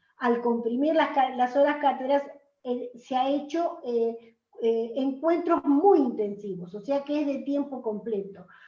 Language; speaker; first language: Spanish; native; Spanish